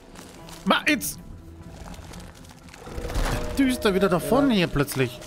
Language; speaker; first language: German; native; German